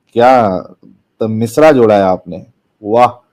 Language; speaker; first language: Hindi; native; Hindi